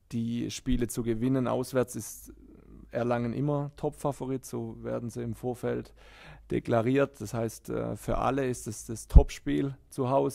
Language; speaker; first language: German; native; German